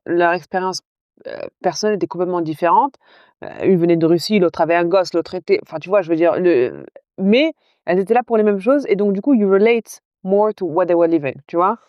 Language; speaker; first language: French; non-native, local second language; Arabic